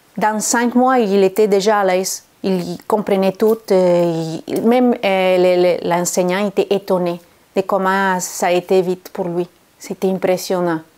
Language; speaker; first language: French; non-native, fluent; Spanish